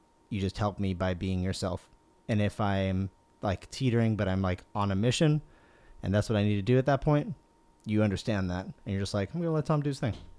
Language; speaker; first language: English; native; English